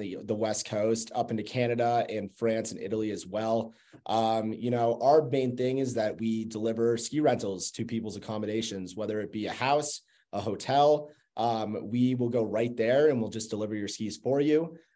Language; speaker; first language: English; native; English